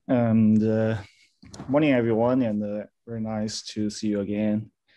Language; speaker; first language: English; non-native, learner; Chinese